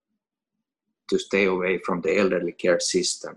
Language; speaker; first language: English; non-native, fluent; Finnish